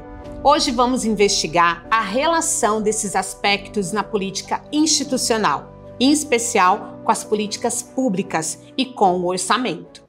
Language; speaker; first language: Portuguese; native; Portuguese